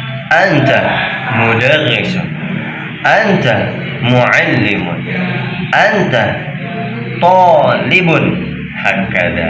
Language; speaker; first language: Arabic; non-native, fluent; Indonesian